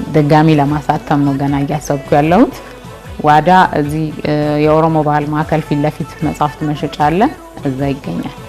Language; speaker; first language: Amharic; non-native, local second language; Oromo